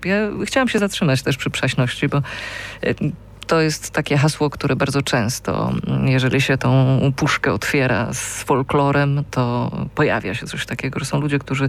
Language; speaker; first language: Polish; native; Polish